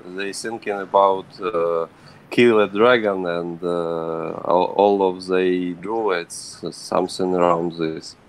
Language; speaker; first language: English; non-native, learner; Ukrainian